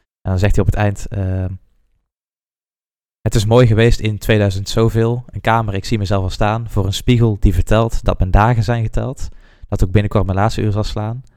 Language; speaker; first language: Dutch; native; Dutch